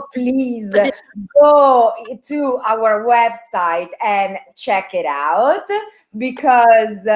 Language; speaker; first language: English; non-native, fluent; Italian